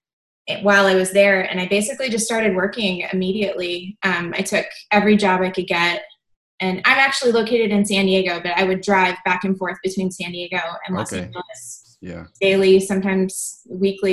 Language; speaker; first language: English; native; English